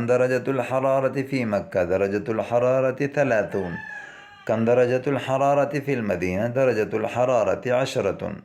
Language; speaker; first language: Arabic; non-native, fluent; Urdu